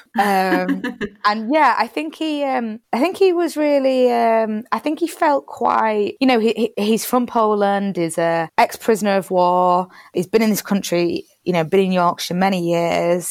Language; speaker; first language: English; native; English